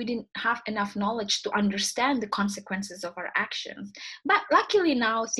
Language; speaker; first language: English; non-native, fluent; Indonesian